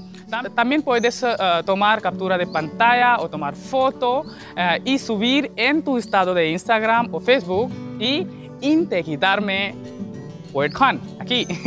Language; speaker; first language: Spanish; non-native, learner; Hindi